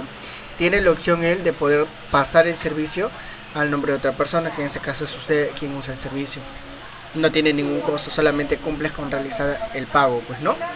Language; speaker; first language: Spanish; native; Spanish